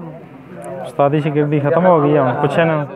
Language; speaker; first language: Hindi; non-native, local second language; Punjabi